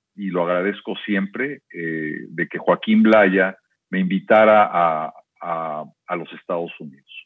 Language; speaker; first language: Spanish; native; Spanish